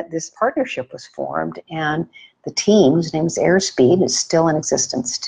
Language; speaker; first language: English; native; English